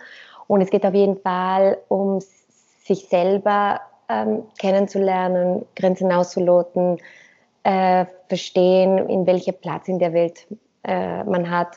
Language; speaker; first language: German; non-native, fluent; Spanish